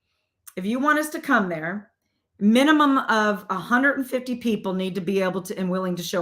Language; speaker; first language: English; native; English